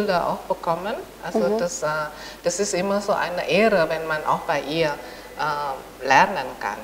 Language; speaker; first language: German; non-native, fluent; Indonesian